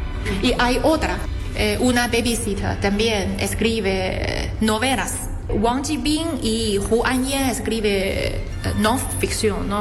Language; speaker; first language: Spanish; non-native, fluent; Chinese